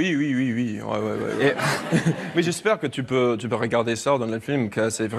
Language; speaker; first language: French; non-native, learner; English